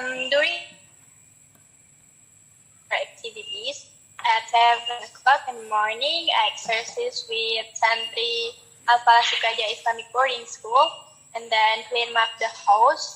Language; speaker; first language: English; non-native, learner; Indonesian